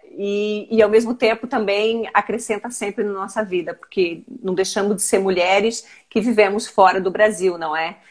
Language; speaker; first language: Portuguese; native; Portuguese